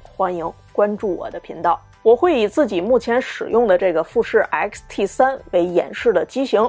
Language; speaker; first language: Chinese; native; Chinese